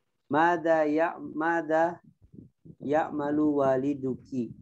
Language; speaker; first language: Arabic; non-native, fluent; Indonesian